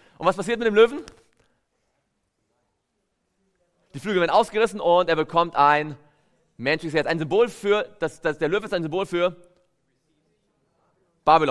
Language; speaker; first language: German; native; German